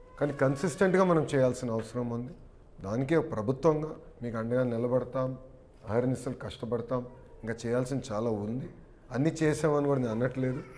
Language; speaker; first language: Telugu; native; Telugu